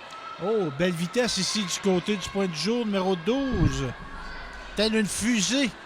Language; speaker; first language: French; native; French